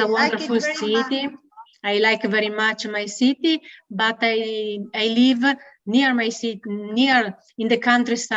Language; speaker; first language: English; non-native, learner; Italian